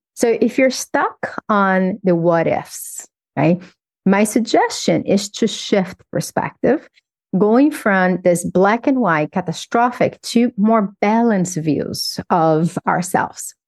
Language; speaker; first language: English; non-native, fluent; Portuguese